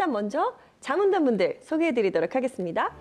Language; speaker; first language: Korean; native; Korean